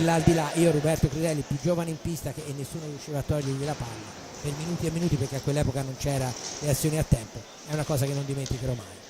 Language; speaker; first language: Italian; native; Italian